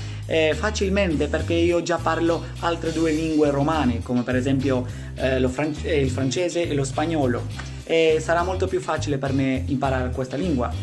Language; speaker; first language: Italian; non-native, learner; Greek